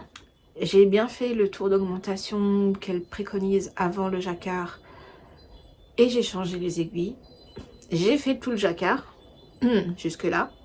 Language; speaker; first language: French; native; French